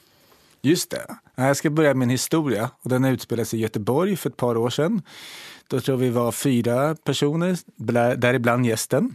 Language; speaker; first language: Swedish; native; Swedish